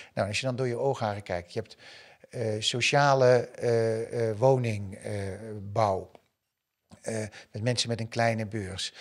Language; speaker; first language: Dutch; native; Dutch